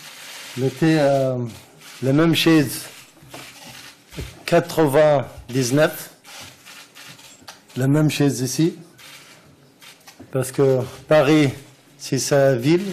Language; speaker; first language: French; non-native, learner; Arabic